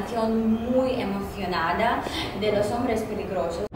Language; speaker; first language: Spanish; non-native, learner; Russian